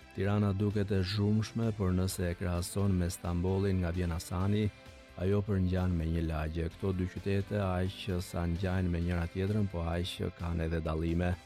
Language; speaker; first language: Albanian; native; Albanian